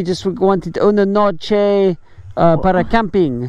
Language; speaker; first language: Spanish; non-native, learner; English